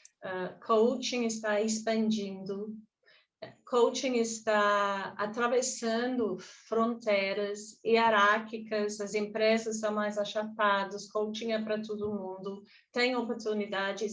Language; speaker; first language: Portuguese; non-native, fluent; English